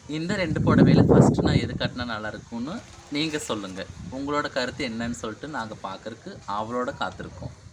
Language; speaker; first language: Tamil; native; Tamil